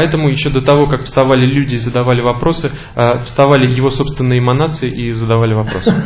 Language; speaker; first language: Russian; native; Russian